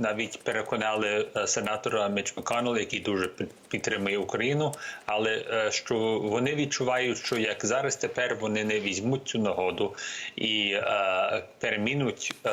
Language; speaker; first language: Ukrainian; early bilingual, heritage; Ukrainian